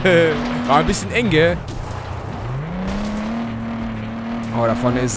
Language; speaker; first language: German; native; German